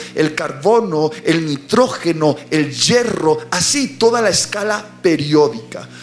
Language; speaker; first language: Spanish; native; Spanish